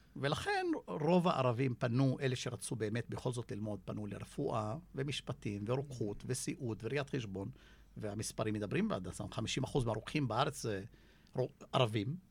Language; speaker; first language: Hebrew; non-native, local second language; Arabic